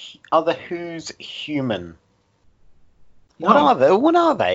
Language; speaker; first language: English; native; English